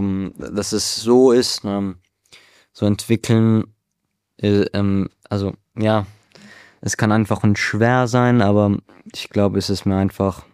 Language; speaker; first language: German; non-native, learner; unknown